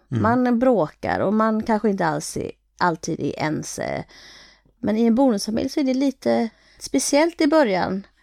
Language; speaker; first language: Swedish; early bilingual, other home language; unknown